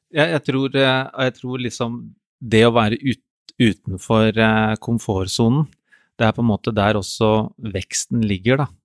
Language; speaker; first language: Norwegian; native; Norwegian